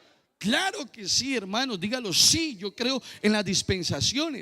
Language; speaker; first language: Spanish; native; Spanish